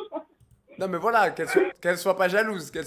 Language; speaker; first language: French; native; French